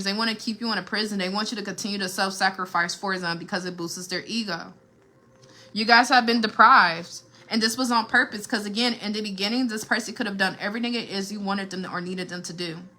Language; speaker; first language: English; native; English